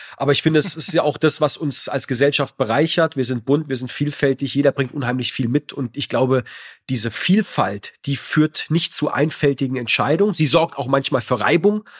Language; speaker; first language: German; native; German